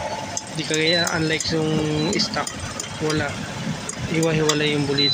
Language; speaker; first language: Filipino; native; Filipino